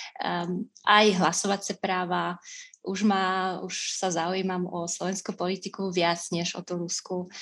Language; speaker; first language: Slovak; non-native, fluent; Russian